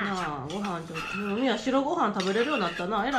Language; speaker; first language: Japanese; native; Japanese